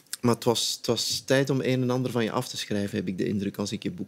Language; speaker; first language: Dutch; native; Dutch